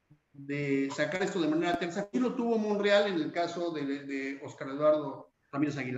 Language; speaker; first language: Spanish; native; Spanish